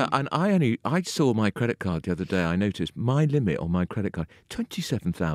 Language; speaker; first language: English; native; English